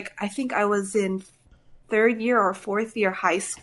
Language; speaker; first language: English; non-native, local second language; Cebuano